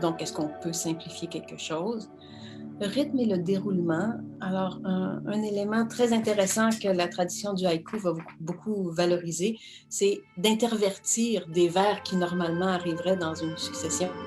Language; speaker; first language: French; native; French